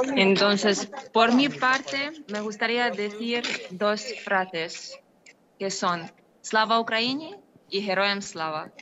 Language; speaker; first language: Spanish; non-native, fluent; Ukrainian